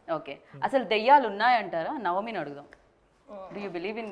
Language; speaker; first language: Telugu; native; Telugu